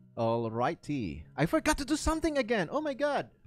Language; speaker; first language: English; non-native, local second language; Filipino